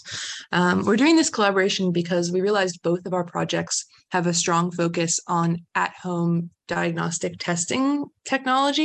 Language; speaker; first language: English; native; English